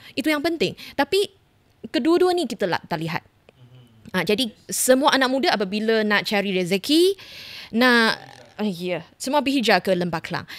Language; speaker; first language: Malay; non-native, local second language; Chinese